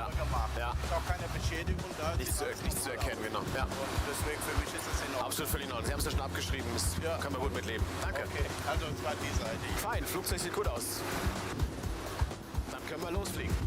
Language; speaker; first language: German; native; German